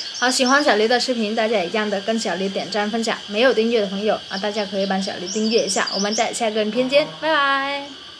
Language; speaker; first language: Chinese; non-native, fluent; Vietnamese